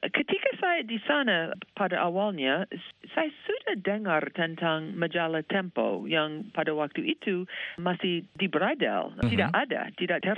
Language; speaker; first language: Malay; non-native, fluent; English